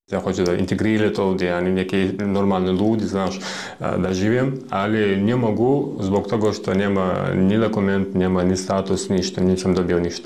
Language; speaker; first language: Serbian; non-native, local second language; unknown